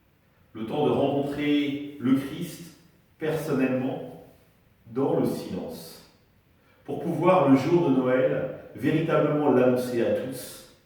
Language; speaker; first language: French; native; French